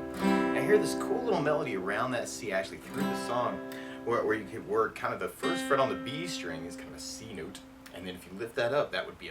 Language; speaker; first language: English; native; English